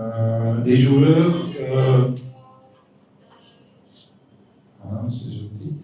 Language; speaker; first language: French; non-native, local second language; Dutch